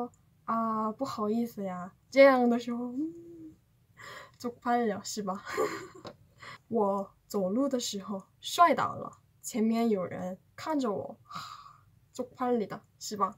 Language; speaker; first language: Chinese; non-native, fluent; Korean